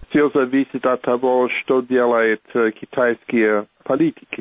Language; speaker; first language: Russian; non-native, fluent; English